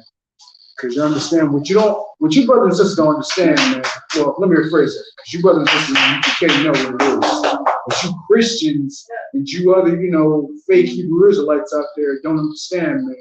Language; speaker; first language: English; native; English